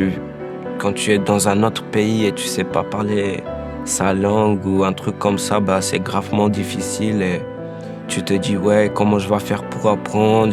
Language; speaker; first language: French; non-native, fluent; Albanian